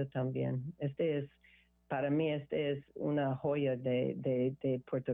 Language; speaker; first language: Spanish; non-native, learner; English